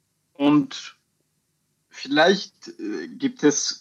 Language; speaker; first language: German; non-native, fluent; French